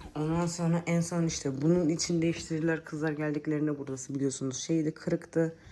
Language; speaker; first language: Turkish; early bilingual, heritage; Turkish